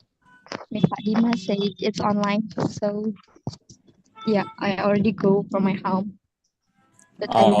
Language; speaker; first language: English; non-native, learner; Indonesian